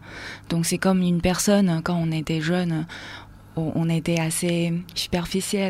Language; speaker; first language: French; non-native, fluent; Chinese